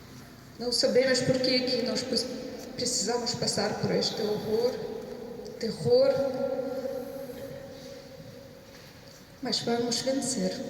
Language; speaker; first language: Portuguese; non-native, fluent; Ukrainian